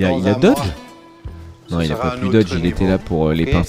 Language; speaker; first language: French; native; French